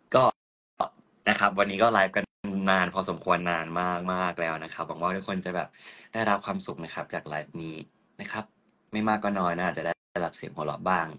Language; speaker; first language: Thai; native; Thai